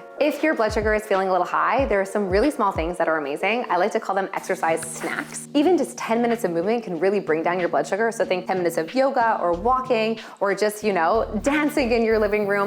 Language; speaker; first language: English; native; English